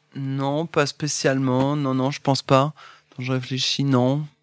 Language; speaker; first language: French; native; French